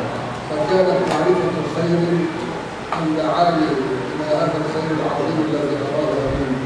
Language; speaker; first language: Arabic; native; Arabic